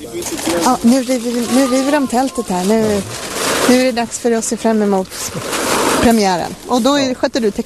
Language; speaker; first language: Swedish; native; Swedish